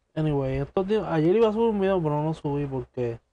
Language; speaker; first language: Spanish; native; Spanish